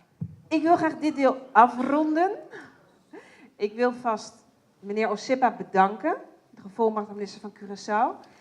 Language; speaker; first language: Dutch; native; Dutch